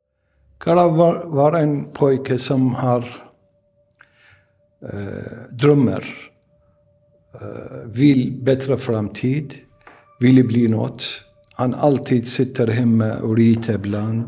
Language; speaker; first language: Swedish; non-native, learner; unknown